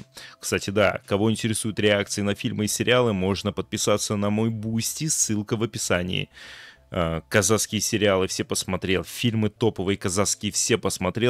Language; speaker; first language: Russian; native; Russian